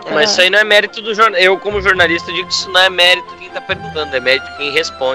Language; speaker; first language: Portuguese; native; Portuguese